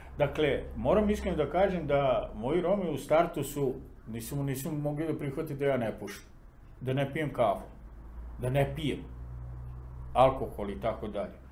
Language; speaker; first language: Serbian; non-native, local second language; Romany